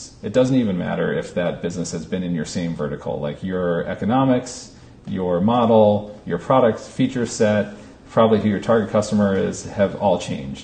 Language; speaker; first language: English; native; English